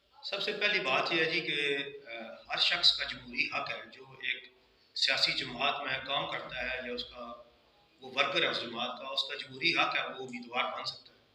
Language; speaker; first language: Urdu; non-native, local second language; Punjabi